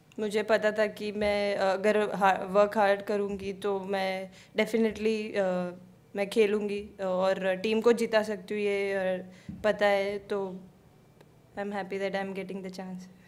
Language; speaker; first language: Hindi; native; Hindi